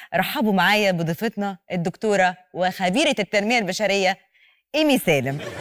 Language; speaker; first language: Egyptian Arabic; native; Egyptian Arabic